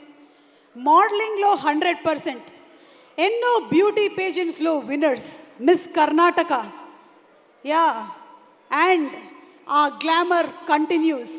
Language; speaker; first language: Telugu; native; Telugu